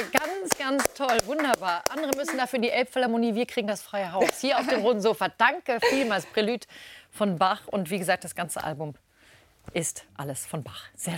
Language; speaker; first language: German; native; German